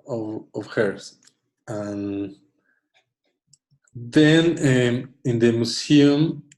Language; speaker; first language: English; non-native, learner; Spanish